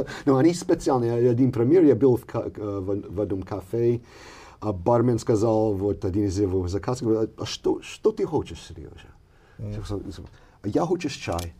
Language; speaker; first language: Russian; non-native, fluent; English